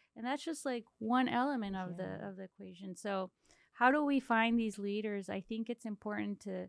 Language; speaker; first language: English; early bilingual, other home language; Spanish